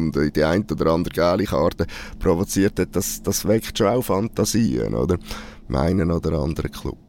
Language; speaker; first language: German; native; German